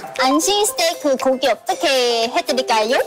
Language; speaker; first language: Korean; non-native, fluent; Chinese